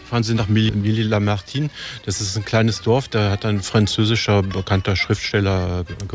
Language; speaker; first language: German; non-native, fluent; French